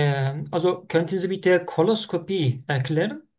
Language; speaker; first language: German; non-native, fluent; Turkish